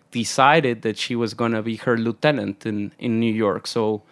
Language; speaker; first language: English; non-native, fluent; Spanish